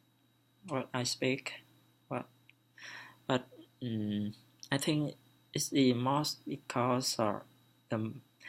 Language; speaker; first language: English; non-native, learner; Vietnamese